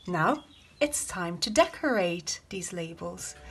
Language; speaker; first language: English; non-native, fluent; Italian